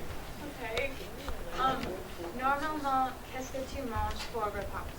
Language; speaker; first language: French; non-native, learner; English